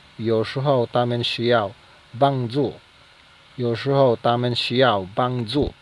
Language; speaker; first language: Chinese; non-native, fluent; Filipino